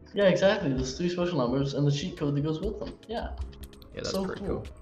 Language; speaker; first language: English; native; English